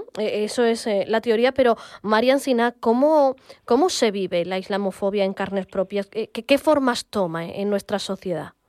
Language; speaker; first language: Spanish; native; Spanish